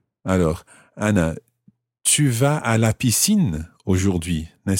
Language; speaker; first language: French; non-native, fluent; English